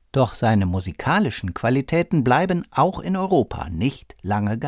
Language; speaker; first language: German; native; German